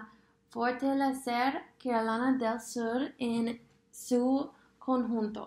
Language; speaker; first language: Spanish; non-native, fluent; English